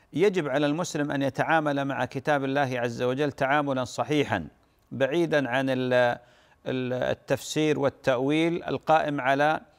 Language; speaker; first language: Arabic; native; Arabic